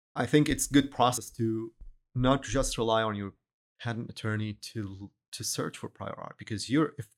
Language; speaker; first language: English; non-native, fluent; Arabic